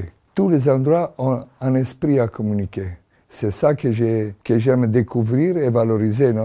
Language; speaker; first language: French; non-native, fluent; Italian